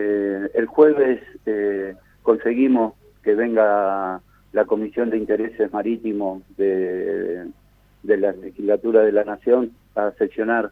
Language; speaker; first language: Spanish; native; Spanish